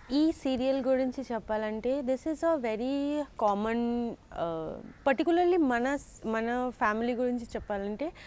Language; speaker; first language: Telugu; non-native, learner; Bangla